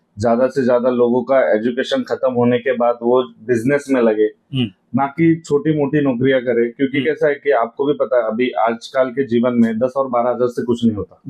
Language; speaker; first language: Hindi; non-native, local second language; Marathi